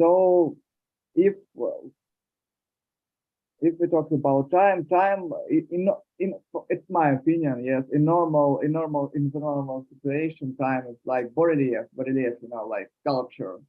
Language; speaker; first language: English; non-native, learner; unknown